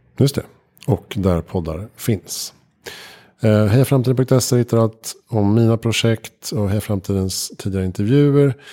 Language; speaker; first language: Swedish; native; Swedish